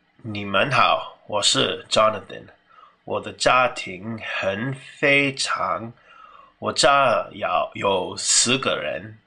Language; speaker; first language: Chinese; non-native, learner; English